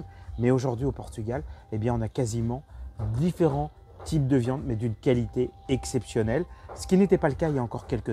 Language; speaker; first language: French; native; French